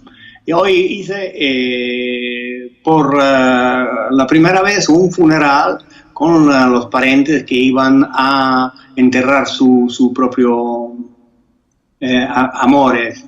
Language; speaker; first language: Spanish; non-native, fluent; Italian